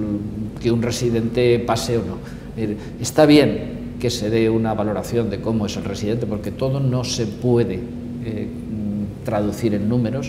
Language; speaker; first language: Spanish; native; Spanish